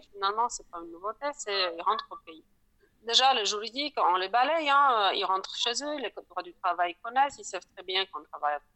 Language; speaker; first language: French; non-native, fluent; Polish